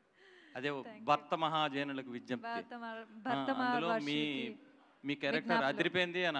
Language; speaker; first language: Telugu; native; Telugu